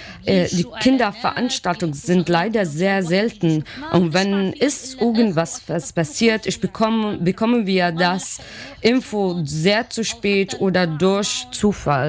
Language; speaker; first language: German; non-native, learner; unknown